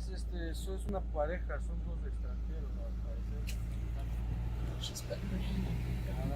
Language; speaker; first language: Spanish; native; Spanish